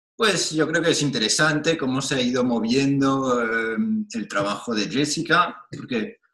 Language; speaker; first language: Spanish; non-native, fluent; French